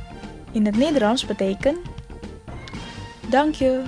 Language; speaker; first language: Dutch; non-native, learner; Indonesian